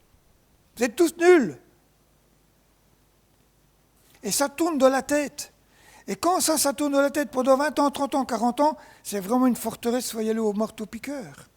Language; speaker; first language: French; native; French